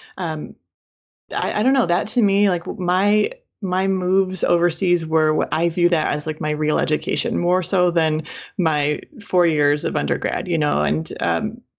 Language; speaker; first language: English; native; English